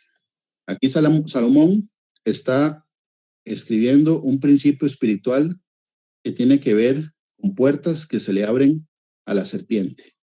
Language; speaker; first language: Spanish; native; Spanish